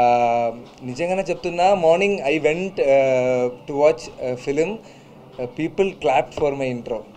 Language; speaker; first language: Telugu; non-native, learner; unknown